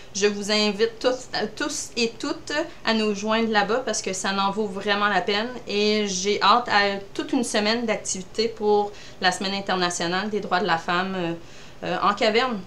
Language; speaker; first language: French; native; French